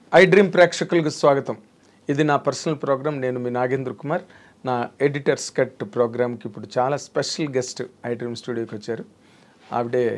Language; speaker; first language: Telugu; native; Telugu